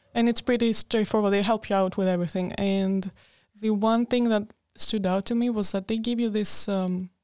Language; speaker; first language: English; non-native, fluent; Greek